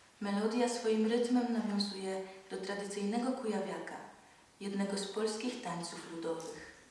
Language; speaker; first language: Polish; native; Polish